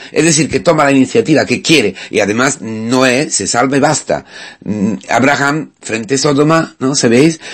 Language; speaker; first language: Spanish; non-native, fluent; Italian